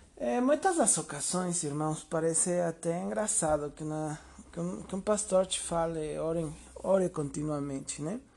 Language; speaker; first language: Portuguese; non-native, fluent; Spanish